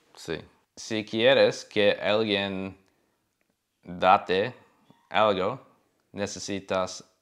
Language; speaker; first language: Spanish; non-native, learner; English